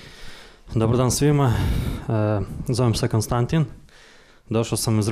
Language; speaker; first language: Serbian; non-native, fluent; Russian